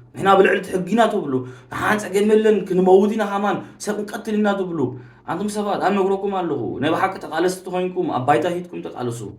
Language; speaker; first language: Tigrinya; early bilingual, heritage; Tigrinya